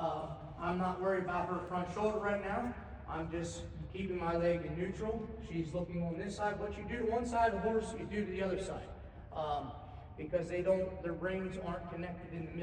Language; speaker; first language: English; native; English